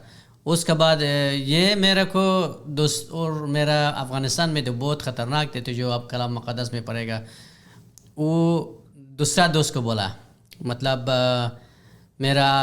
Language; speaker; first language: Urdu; non-native, learner; Hazaragi